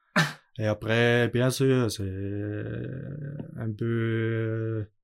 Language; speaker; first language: French; non-native, learner; German